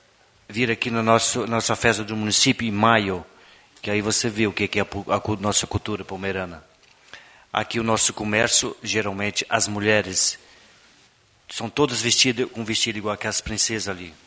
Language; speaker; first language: Portuguese; native; Portuguese